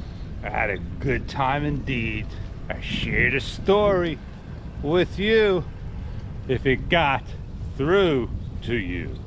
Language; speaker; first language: English; native; English